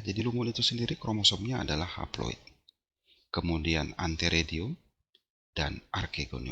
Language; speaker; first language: Indonesian; native; Indonesian